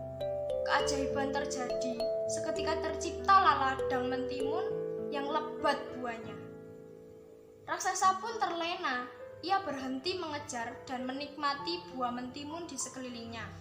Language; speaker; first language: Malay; non-native, local second language; Javanese